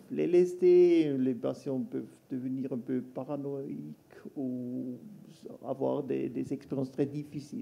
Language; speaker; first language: French; non-native, local second language; German